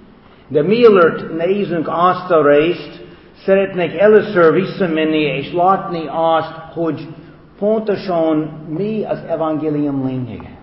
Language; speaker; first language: Hungarian; non-native, fluent; English